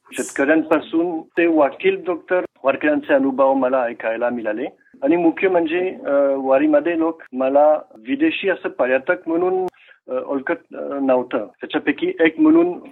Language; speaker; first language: Marathi; non-native, fluent; French